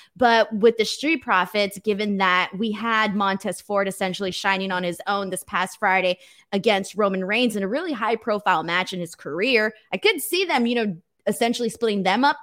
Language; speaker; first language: English; early bilingual, other home language; Spanish